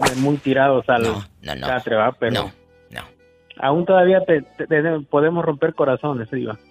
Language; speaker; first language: Spanish; native; Spanish